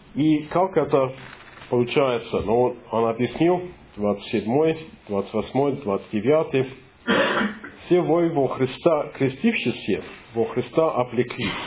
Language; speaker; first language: Russian; non-native, fluent; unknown